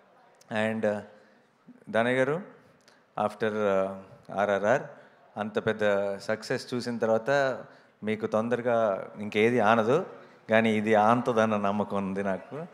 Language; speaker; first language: Telugu; native; Telugu